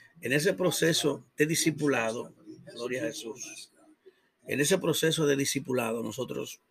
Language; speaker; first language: Spanish; native; Spanish